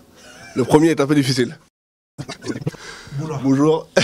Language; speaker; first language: French; native; French